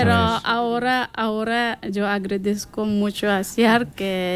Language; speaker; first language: Spanish; non-native, learner; Persian